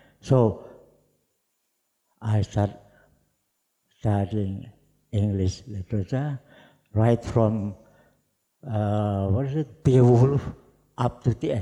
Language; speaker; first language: English; non-native, fluent; Javanese